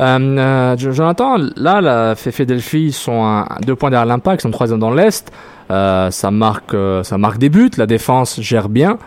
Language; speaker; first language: French; native; French